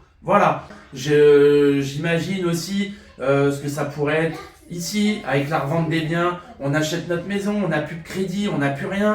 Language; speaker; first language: French; native; French